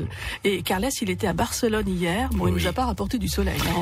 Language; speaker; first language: French; native; French